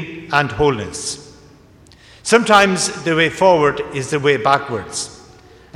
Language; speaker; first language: English; native; English